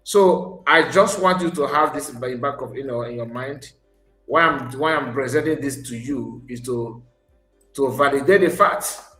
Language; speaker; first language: English; non-native, local second language; Igbo